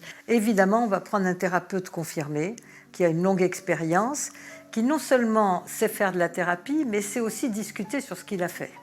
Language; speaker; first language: French; native; French